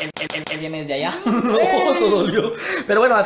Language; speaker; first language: Spanish; native; Spanish